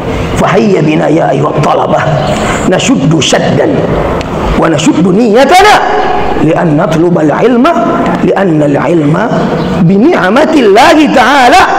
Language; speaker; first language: Arabic; non-native, fluent; Indonesian